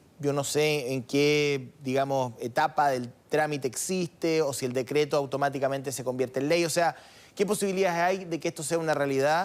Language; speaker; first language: Spanish; native; Spanish